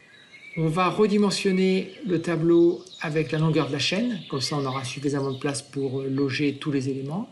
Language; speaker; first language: French; native; French